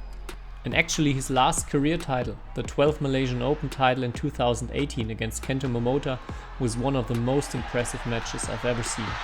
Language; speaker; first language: English; non-native, fluent; German